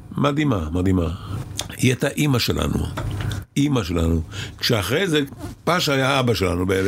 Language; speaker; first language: Hebrew; early bilingual, other home language; Arabic